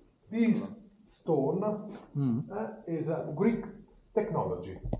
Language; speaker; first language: English; non-native, learner; Italian